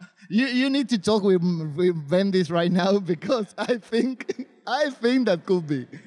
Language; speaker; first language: English; non-native, learner; Spanish